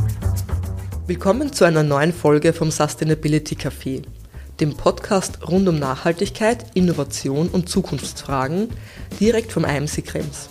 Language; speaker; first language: German; native; German